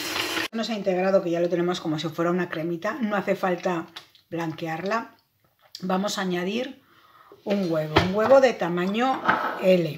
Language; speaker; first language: Spanish; native; Spanish